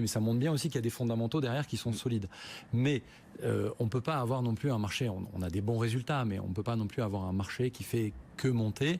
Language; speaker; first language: French; native; French